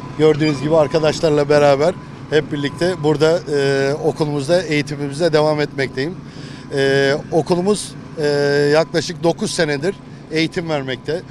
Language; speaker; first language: Turkish; native; Turkish